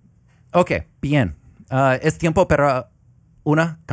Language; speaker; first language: Spanish; non-native, learner; English